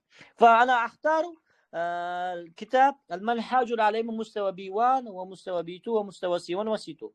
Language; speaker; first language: Arabic; non-native, fluent; Uzbek